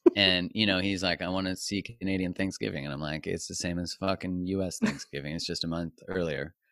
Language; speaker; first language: English; native; English